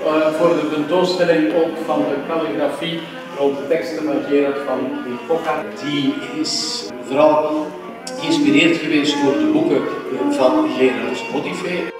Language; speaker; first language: Dutch; native; Dutch